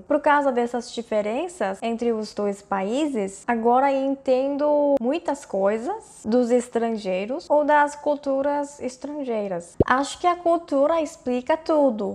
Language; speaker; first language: Portuguese; non-native, fluent; Korean